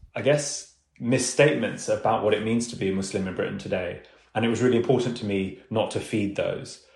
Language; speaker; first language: English; early bilingual, other home language; Urdu